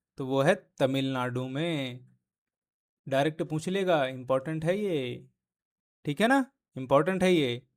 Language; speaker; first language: Hindi; native; Hindi